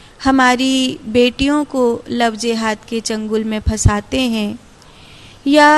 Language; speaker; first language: Hindi; native; Hindi